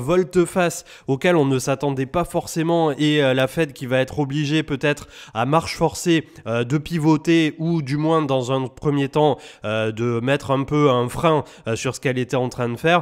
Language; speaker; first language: French; native; French